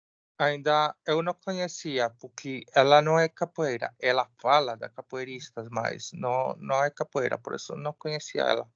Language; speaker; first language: Portuguese; non-native, learner; Spanish